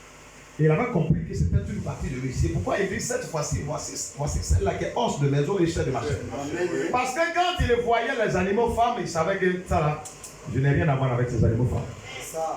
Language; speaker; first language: French; non-native, local second language; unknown